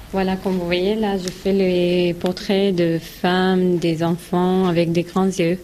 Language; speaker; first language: French; non-native, local second language; Arabic